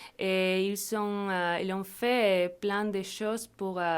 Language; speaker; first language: French; non-native, fluent; Spanish